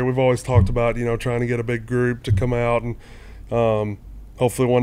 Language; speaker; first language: English; native; English